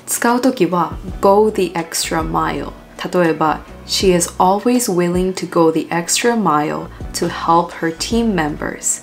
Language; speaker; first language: English; early bilingual, other home language; Japanese